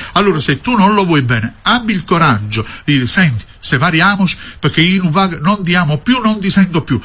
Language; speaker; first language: Italian; native; Italian